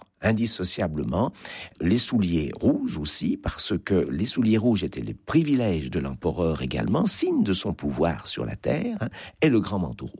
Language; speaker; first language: French; native; French